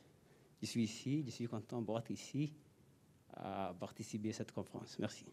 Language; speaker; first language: French; non-native, learner; Somali